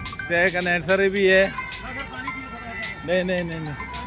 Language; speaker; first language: Hindi; non-native, local second language; Malayalam